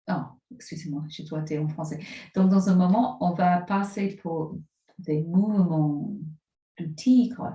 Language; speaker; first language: French; non-native, fluent; English